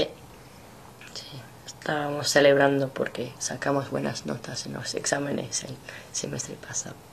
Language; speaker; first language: Spanish; non-native, fluent; English